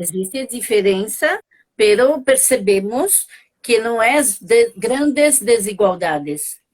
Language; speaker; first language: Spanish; non-native, learner; Portuguese